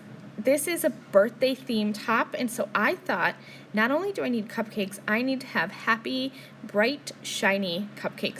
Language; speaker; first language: English; native; English